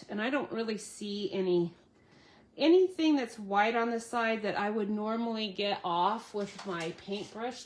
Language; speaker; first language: English; native; English